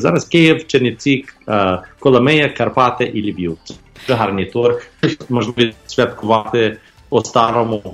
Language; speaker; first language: Ukrainian; early bilingual, heritage; Ukrainian